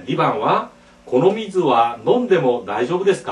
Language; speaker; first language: Japanese; non-native, fluent; Korean